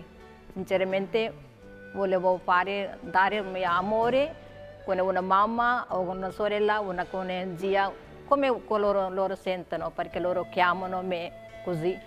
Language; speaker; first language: Italian; non-native, learner; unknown